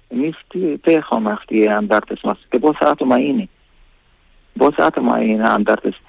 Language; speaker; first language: Greek; non-native, learner; Arabic